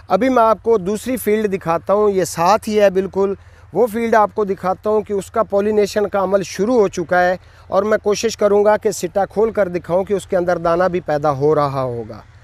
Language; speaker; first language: Urdu; non-native, local second language; Punjabi